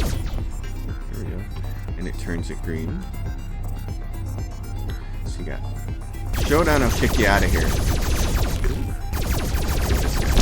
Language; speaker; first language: English; native; English